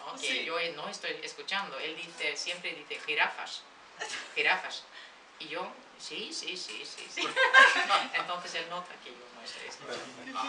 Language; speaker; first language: Spanish; non-native, fluent; Swedish